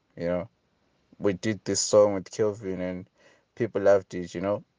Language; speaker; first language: English; non-native, local second language; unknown